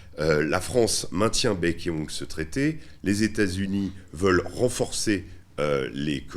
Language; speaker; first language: French; native; French